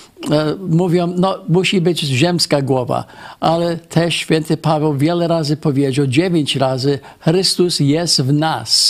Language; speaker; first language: Polish; early bilingual, heritage; Polish